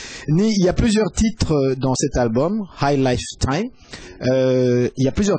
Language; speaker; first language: French; native; French